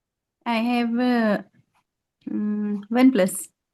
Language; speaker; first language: English; non-native, learner; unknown